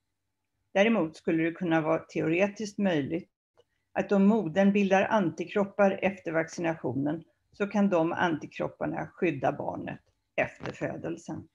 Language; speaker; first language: Swedish; native; Swedish